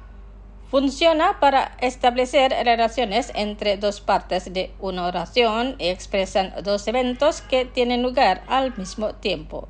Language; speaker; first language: Spanish; non-native, fluent; Indonesian